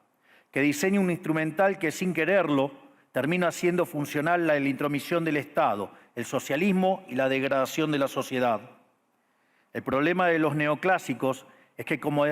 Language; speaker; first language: Spanish; native; Spanish